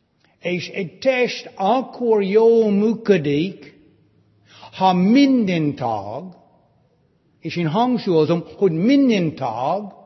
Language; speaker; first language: Hungarian; non-native, fluent; English